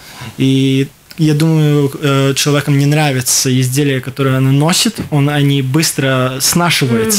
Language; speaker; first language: Russian; non-native, local second language; Latvian